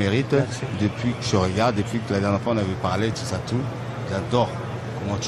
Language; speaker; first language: French; native; French